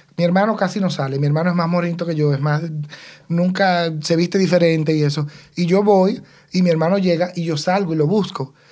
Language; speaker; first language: Spanish; native; Spanish